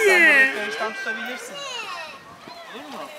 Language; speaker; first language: Turkish; native; Turkish